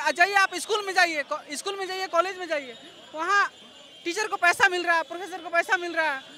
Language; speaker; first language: Hindi; native; Hindi